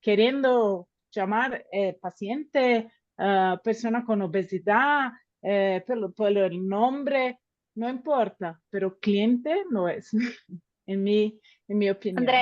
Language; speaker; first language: Spanish; non-native, fluent; Portuguese